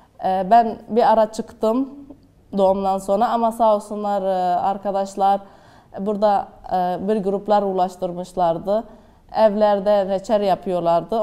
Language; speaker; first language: Turkish; non-native, learner; Arabic